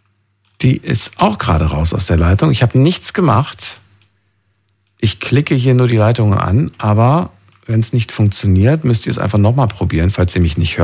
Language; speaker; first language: German; native; German